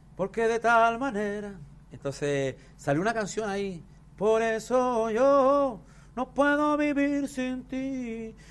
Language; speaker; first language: Spanish; native; Spanish